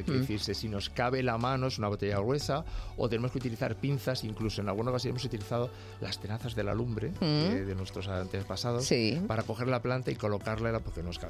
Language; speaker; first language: Spanish; native; Spanish